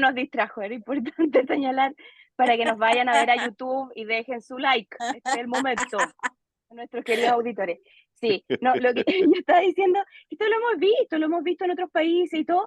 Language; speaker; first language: Spanish; native; Spanish